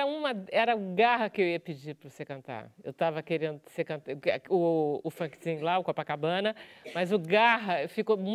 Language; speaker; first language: Portuguese; native; Portuguese